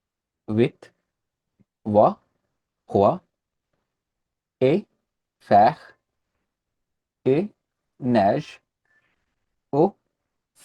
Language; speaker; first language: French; non-native, learner; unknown